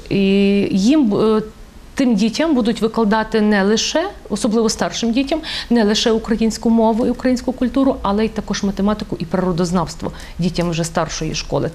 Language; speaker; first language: Ukrainian; native; Ukrainian